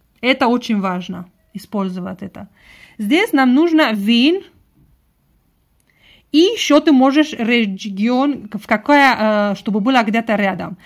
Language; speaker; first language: Russian; non-native, learner; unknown